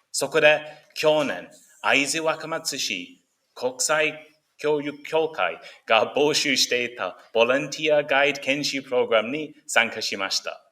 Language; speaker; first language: Japanese; non-native, fluent; English